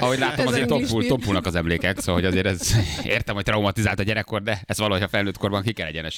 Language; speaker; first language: Hungarian; native; Hungarian